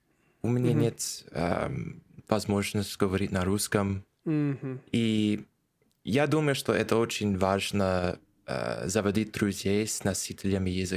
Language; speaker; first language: Russian; non-native, learner; English